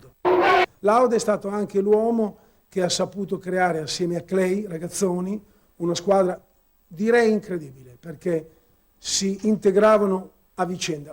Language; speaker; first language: Italian; native; Italian